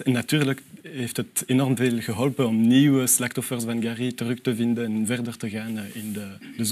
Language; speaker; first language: Dutch; non-native, local second language; French